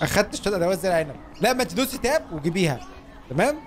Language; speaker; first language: Arabic; native; Arabic